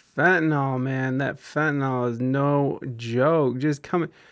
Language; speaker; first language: English; early bilingual, other home language; Spanish